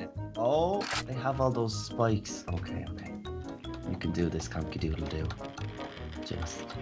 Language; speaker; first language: English; native; English